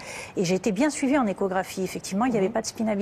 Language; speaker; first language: French; native; French